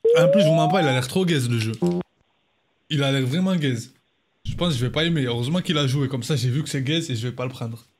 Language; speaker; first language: French; native; French